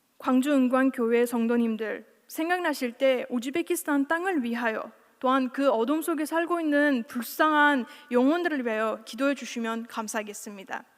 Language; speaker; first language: Korean; non-native, fluent; Uzbek